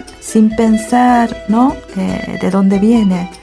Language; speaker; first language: Spanish; early bilingual, other home language; Japanese